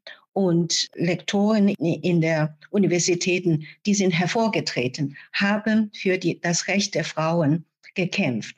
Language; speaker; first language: German; non-native, fluent; Chinese